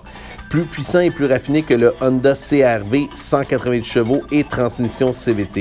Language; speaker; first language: French; native; French